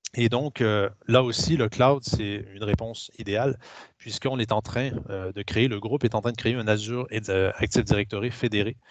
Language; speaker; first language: French; native; French